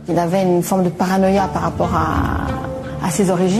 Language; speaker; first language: French; native; French